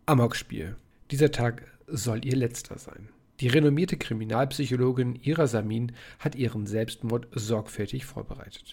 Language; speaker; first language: German; native; German